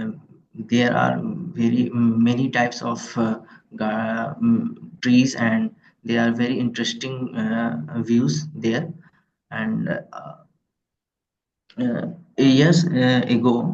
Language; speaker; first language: English; non-native, learner; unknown